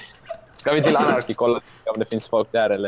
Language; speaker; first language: Swedish; non-native, local second language; Finnish